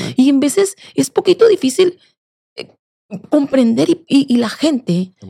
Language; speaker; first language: Spanish; native; Spanish